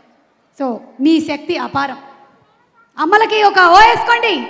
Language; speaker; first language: Telugu; native; Telugu